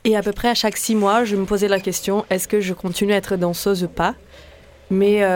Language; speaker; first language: French; non-native, fluent; Portuguese